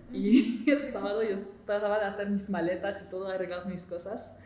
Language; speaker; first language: Spanish; non-native, fluent; English